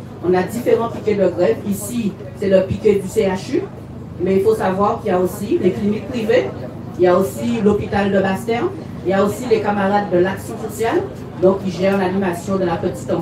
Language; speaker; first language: French; native; French